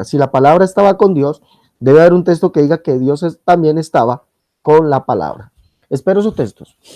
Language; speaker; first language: Spanish; native; Spanish